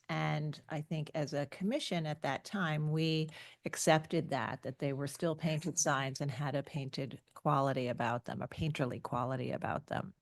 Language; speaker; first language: English; native; English